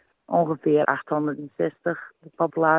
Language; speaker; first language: Dutch; early bilingual, heritage; Dutch